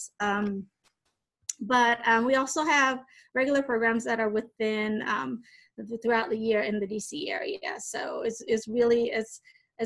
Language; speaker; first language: English; native; English